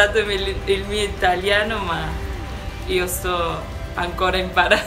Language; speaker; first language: Italian; non-native, learner; Spanish